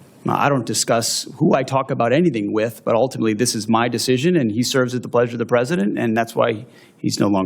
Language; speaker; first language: English; native; English